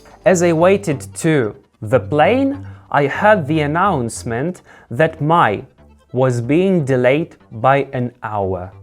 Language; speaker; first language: English; non-native, fluent; Ukrainian